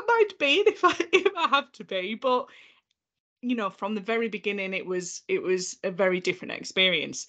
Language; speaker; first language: English; native; English